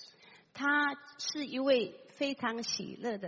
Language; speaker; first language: Chinese; native; Chinese